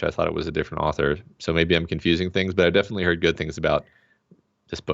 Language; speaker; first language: English; native; English